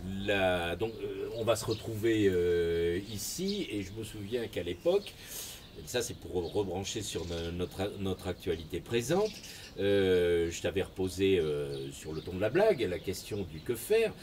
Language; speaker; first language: French; native; French